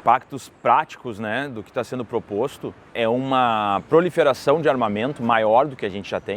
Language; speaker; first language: Portuguese; native; Portuguese